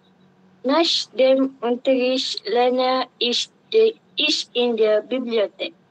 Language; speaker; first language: German; non-native, learner; Malay